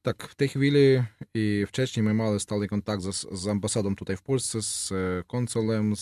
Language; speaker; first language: Polish; non-native, learner; Russian